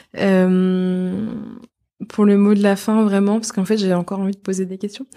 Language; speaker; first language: French; native; French